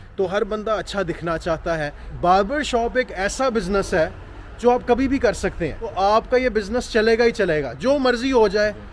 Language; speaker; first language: Hindi; non-native, local second language; Punjabi